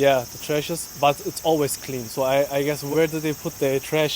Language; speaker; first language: English; non-native, fluent; German